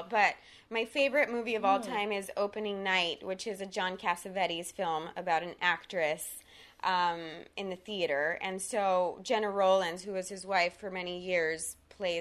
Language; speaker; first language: English; early bilingual, other home language; Spanish